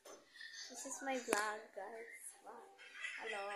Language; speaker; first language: English; non-native, local second language; Filipino